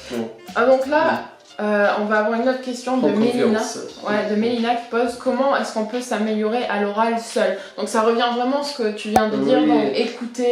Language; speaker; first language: French; early bilingual, other home language; English